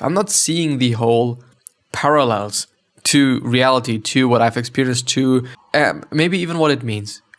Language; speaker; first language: English; non-native, fluent; German